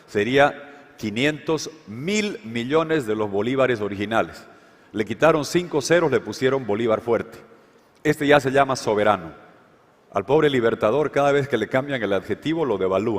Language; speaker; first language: Spanish; native; Spanish